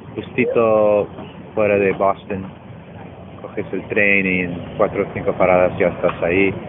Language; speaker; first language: Spanish; non-native, fluent; English